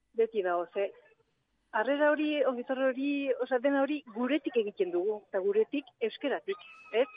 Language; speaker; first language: Basque; non-native, local second language; Spanish